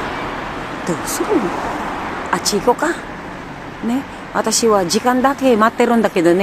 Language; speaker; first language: Japanese; non-native, learner; Filipino